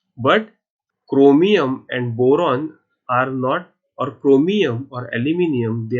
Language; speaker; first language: English; non-native, local second language; Marathi